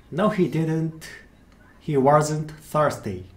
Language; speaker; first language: English; non-native, learner; Japanese